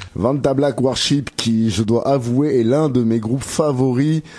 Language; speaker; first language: French; native; French